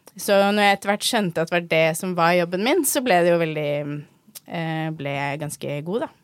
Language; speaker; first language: Norwegian; native; Norwegian